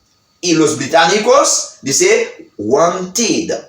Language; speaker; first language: Spanish; non-native, learner; Haitian Creole